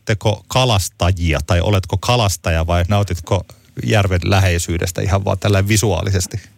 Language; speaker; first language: Finnish; native; Finnish